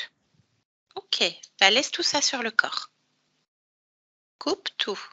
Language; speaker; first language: French; native; French